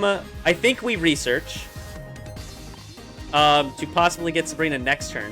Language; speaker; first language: English; native; English